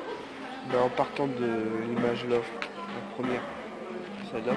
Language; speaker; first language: French; native; French